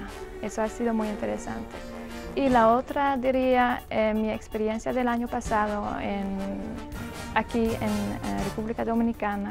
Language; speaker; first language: Spanish; non-native, fluent; Dutch